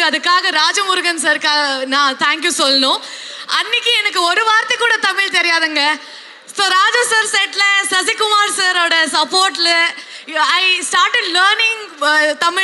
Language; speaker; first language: Tamil; non-native, learner; Kannada